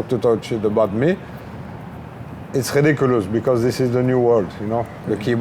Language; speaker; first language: English; non-native, learner; French